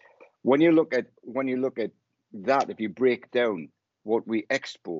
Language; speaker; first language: English; native; English